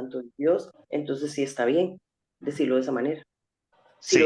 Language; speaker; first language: Spanish; native; Spanish